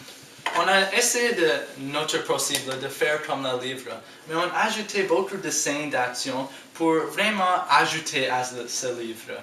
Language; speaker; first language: French; non-native, learner; English